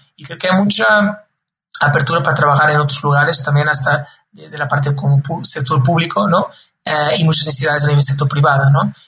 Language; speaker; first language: Spanish; non-native, fluent; Portuguese